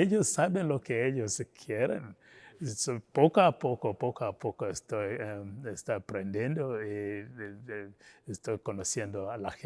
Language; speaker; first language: Spanish; non-native, fluent; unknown